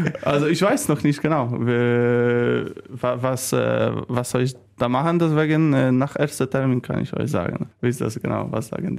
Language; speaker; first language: German; non-native, learner; Polish